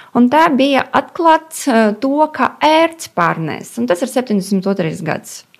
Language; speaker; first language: Latvian; non-native, local second language; Russian